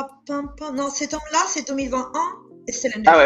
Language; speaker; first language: French; non-native, fluent; Italian